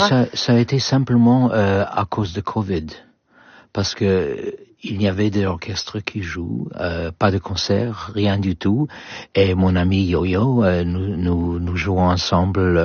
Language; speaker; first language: French; non-native, learner; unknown